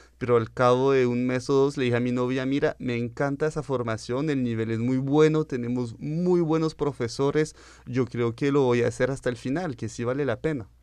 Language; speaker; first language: Spanish; early bilingual, heritage; French